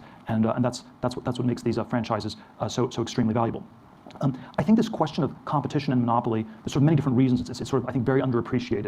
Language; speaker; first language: English; native; English